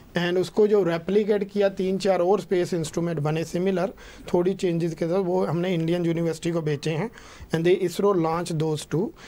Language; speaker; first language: Hindi; non-native, local second language; Punjabi